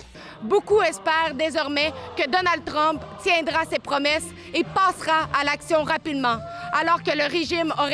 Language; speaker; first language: French; native; French